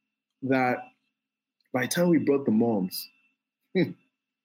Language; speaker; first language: English; non-native, local second language; Yoruba